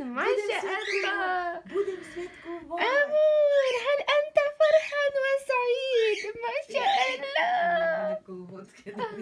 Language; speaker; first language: Arabic; non-native, fluent; Ukrainian